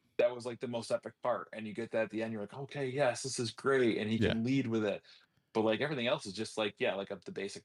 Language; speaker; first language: English; native; English